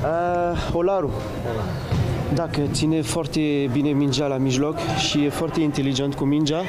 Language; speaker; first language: Romanian; non-native, learner; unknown